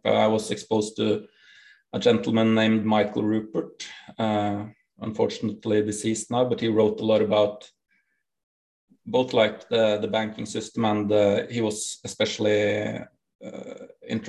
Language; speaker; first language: English; non-native, fluent; Norwegian